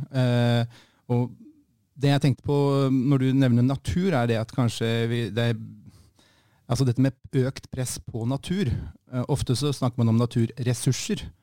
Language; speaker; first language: Norwegian; native; Norwegian